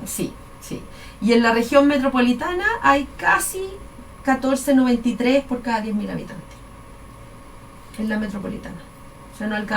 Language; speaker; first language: Spanish; native; Spanish